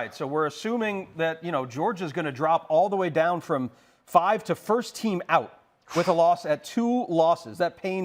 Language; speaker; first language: English; native; English